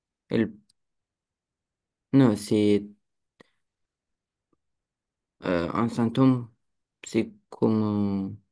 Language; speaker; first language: French; non-native, learner; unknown